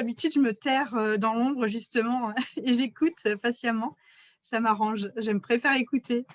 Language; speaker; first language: French; native; French